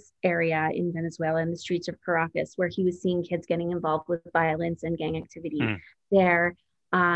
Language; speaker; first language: English; native; English